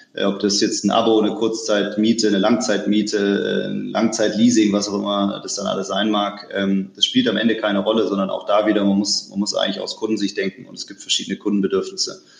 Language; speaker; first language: German; native; German